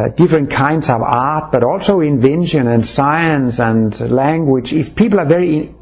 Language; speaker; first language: English; non-native, fluent; Danish